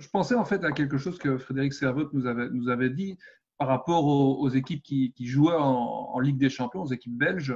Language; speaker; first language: French; native; French